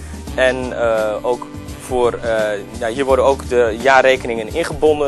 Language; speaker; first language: Dutch; native; Dutch